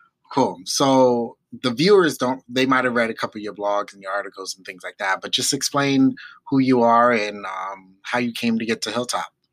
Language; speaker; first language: English; native; English